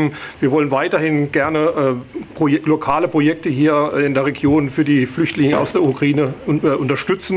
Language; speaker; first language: German; native; German